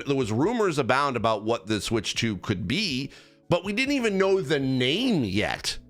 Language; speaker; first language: English; native; English